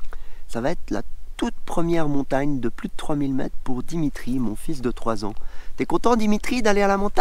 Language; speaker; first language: French; native; French